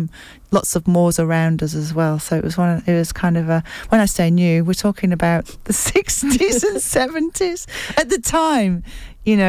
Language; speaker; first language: English; native; English